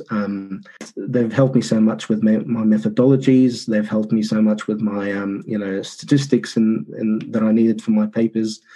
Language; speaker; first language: English; early bilingual, other home language; Arabic